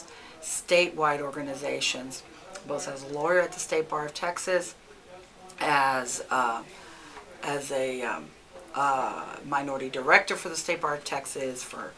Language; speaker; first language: English; early bilingual, other home language; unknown